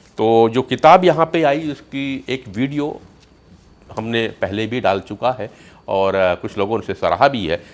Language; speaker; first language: Hindi; native; Hindi